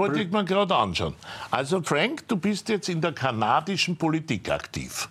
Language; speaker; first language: German; native; German